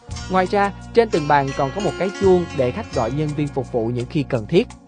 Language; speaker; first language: Vietnamese; native; Vietnamese